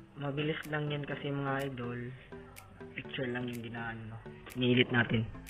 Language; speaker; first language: Filipino; non-native, local second language; Cebuano